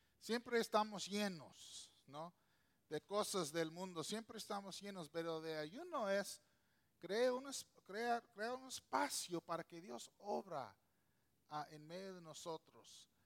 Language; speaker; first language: Spanish; non-native, local second language; English